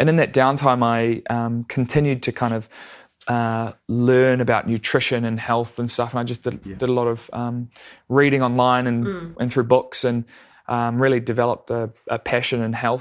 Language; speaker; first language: English; native; English